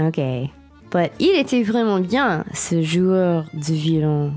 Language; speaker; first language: French; non-native, fluent; English